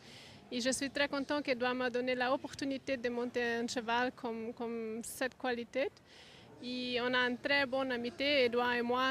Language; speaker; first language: French; non-native, learner; Portuguese